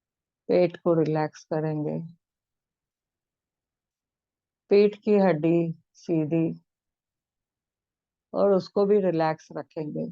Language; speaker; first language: Hindi; native; Hindi